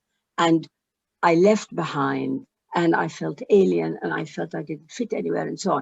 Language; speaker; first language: English; early bilingual, other home language; Arabic